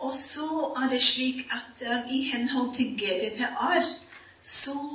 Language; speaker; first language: Norwegian; non-native, fluent; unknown